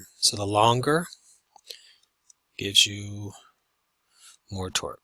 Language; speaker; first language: English; native; English